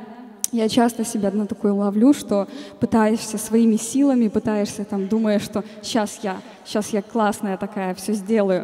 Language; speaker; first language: Russian; native; Russian